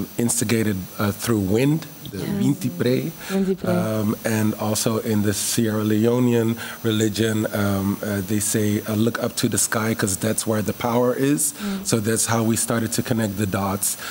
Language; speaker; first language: English; early bilingual, other home language; Dutch